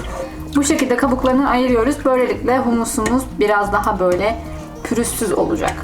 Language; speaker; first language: Turkish; native; Turkish